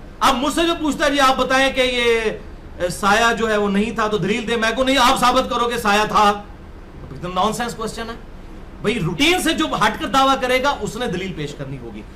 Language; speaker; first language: Urdu; non-native, local second language; Punjabi